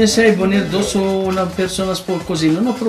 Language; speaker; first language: Spanish; non-native, learner; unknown